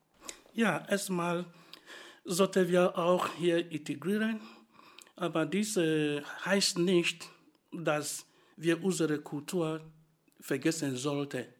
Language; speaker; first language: German; non-native, fluent; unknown